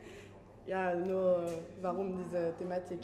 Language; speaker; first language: German; non-native, fluent; French